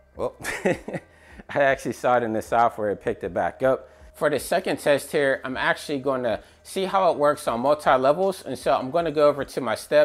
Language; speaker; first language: English; native; English